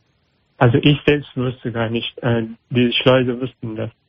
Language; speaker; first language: German; non-native, learner; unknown